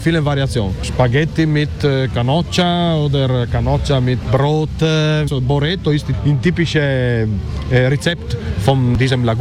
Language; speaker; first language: German; non-native, learner; Italian